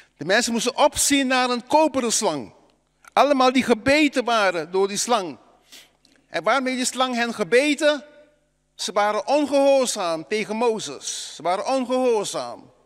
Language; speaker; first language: Dutch; native; Dutch